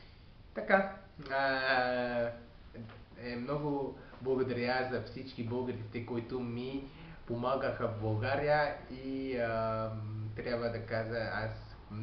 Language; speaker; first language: Bulgarian; non-native, learner; French